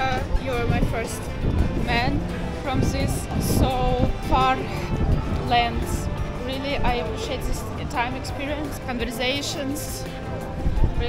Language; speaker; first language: English; non-native, learner; Russian